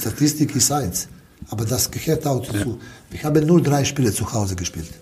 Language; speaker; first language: German; non-native, learner; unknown